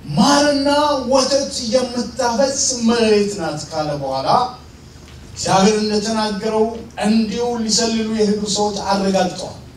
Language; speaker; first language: Amharic; native; Amharic